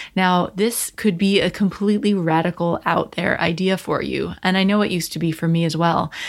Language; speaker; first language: English; native; English